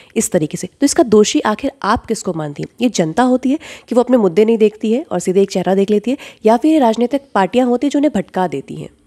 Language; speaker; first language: Hindi; native; Hindi